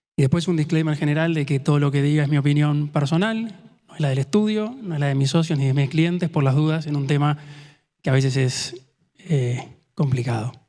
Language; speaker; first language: Spanish; native; Spanish